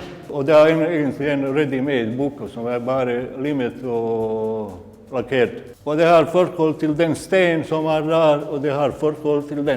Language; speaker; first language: Norwegian; non-native, fluent; Bosnian